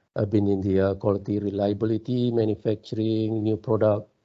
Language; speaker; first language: English; non-native, local second language; Malay